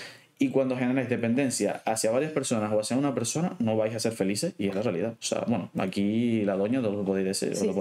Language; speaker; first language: Spanish; native; Spanish